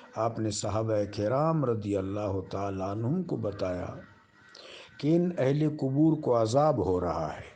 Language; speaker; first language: Urdu; non-native, local second language; Pashto